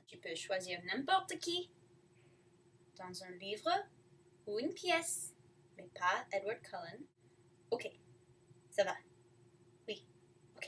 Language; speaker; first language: French; non-native, learner; English